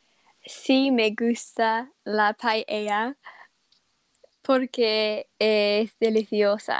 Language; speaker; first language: Spanish; non-native, learner; English